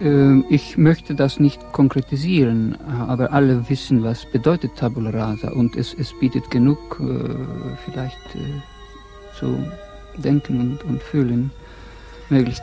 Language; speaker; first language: German; non-native, fluent; Estonian